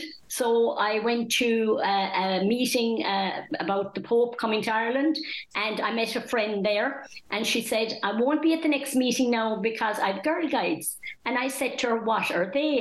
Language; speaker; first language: English; native; English